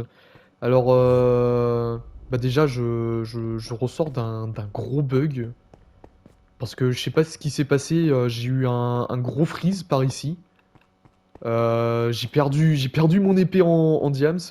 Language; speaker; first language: French; native; French